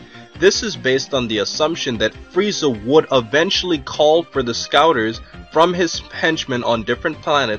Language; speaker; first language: English; native; English